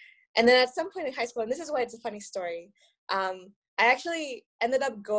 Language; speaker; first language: English; non-native, fluent; Spanish